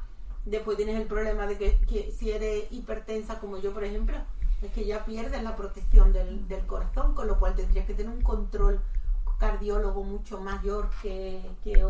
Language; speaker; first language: Spanish; native; Spanish